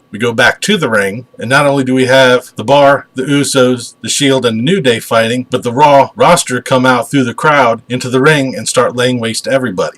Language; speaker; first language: English; native; English